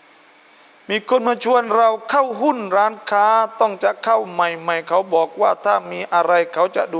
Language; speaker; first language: Thai; non-native, local second language; Malay